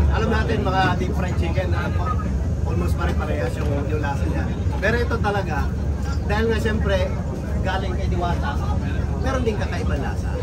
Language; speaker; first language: Filipino; native; Filipino